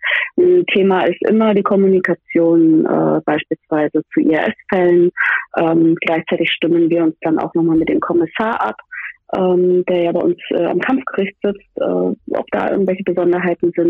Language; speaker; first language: German; native; German